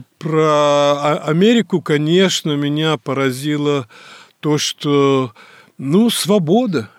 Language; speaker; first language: Russian; native; Russian